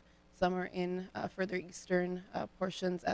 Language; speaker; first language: English; early bilingual, other home language; Ukrainian